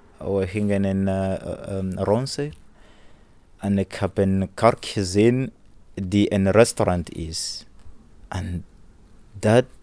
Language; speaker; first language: Dutch; non-native, learner; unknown